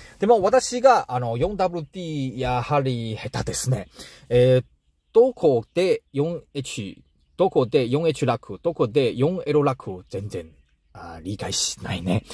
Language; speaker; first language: Japanese; non-native, learner; Chinese